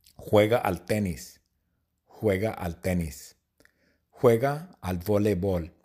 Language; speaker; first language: Spanish; non-native, fluent; English